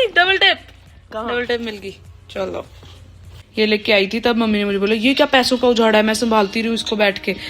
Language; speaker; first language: Hindi; native; Hindi